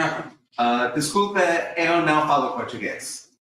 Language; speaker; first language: Portuguese; non-native, learner; English